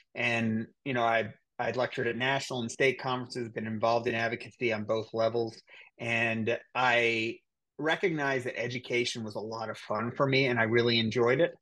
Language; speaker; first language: English; native; English